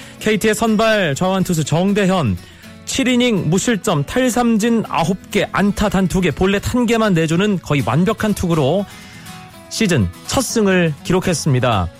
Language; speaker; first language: Korean; native; Korean